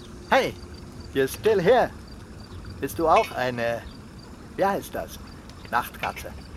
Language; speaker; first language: German; non-native, learner; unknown